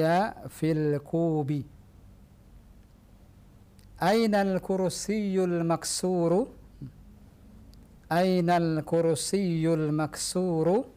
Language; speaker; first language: Arabic; non-native, fluent; Indonesian